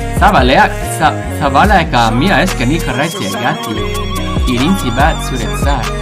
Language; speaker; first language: Basque; non-native, learner; English